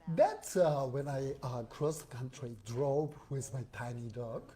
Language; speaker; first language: English; non-native, learner; Japanese